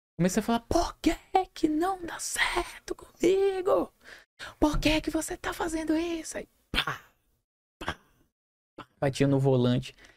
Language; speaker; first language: Portuguese; native; Portuguese